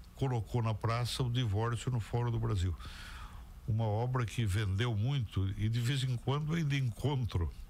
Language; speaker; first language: Portuguese; native; Portuguese